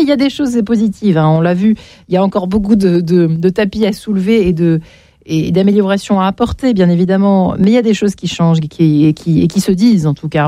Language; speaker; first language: French; native; French